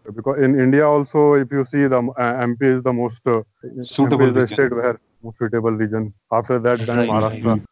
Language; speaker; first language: English; non-native, local second language; Hindi